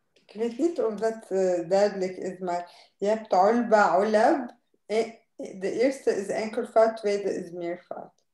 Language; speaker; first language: Dutch; non-native, fluent; Arabic